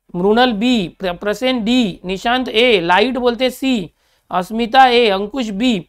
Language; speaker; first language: Hindi; native; Hindi